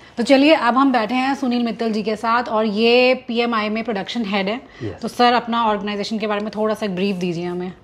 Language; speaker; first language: Hindi; native; Hindi